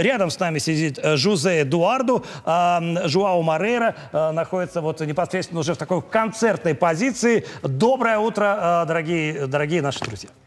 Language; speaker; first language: Russian; native; Russian